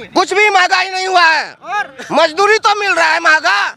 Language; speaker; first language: Hindi; native; Hindi